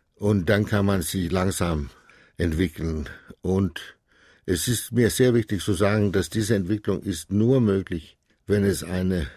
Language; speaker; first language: German; non-native, fluent; Danish